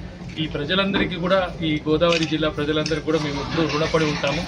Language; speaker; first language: Telugu; native; Telugu